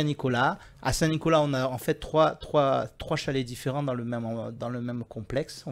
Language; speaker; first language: French; native; French